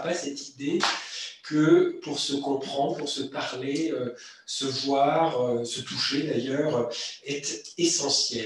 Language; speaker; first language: French; native; French